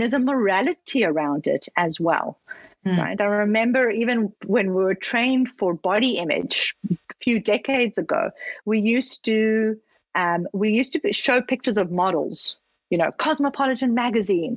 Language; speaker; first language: English; native; English